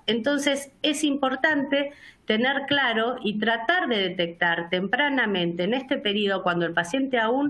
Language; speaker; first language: Spanish; native; Spanish